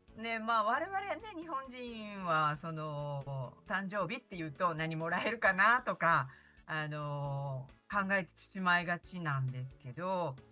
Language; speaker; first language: Japanese; native; Japanese